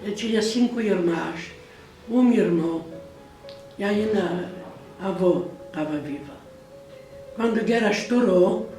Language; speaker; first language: Portuguese; non-native, fluent; Polish